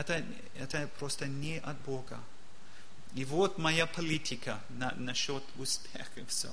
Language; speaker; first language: Russian; non-native, learner; English